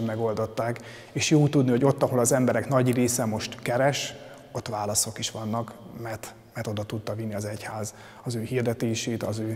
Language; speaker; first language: Hungarian; native; Hungarian